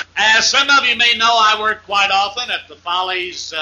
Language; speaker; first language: English; native; English